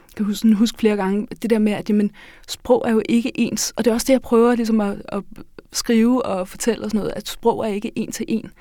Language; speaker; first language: Danish; early bilingual, other home language; Norwegian